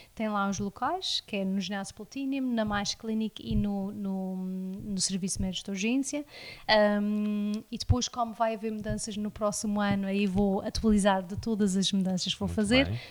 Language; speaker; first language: Portuguese; early bilingual, heritage; Portuguese